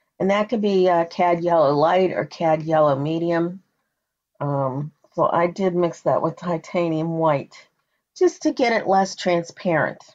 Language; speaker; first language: English; native; English